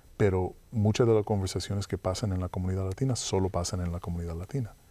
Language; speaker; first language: Spanish; early bilingual, heritage; Spanish